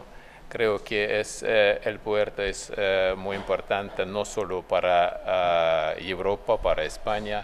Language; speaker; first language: Spanish; non-native, fluent; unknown